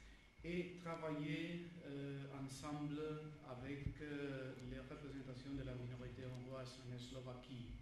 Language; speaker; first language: French; non-native, fluent; Catalan